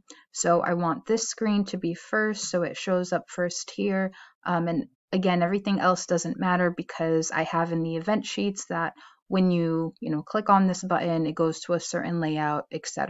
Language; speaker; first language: English; native; English